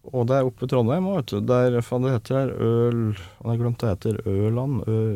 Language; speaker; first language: Norwegian; native; Norwegian